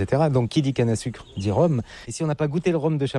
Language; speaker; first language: French; native; French